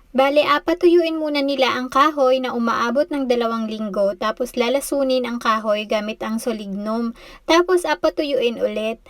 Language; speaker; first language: Filipino; native; Filipino